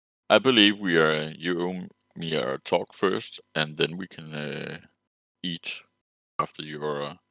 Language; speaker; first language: English; non-native, fluent; Danish